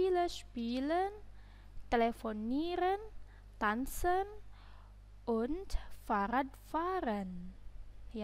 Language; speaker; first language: German; non-native, learner; Indonesian